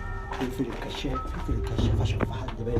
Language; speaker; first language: Arabic; native; Arabic